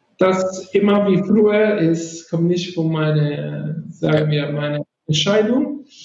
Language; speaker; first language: German; non-native, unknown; Italian